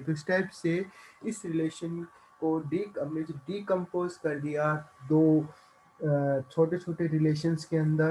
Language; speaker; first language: Hindi; native; Hindi